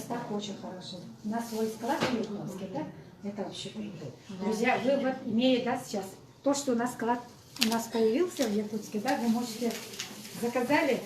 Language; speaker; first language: Russian; native; Russian